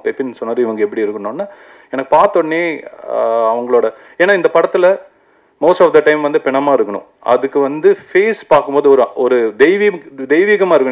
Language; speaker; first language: Tamil; native; Tamil